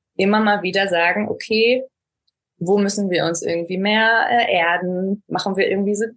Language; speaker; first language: German; native; German